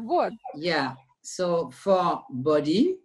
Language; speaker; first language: English; non-native, learner; French